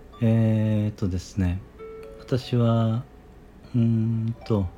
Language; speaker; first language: Japanese; native; Japanese